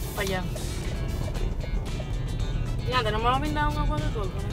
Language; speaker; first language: Spanish; native; Spanish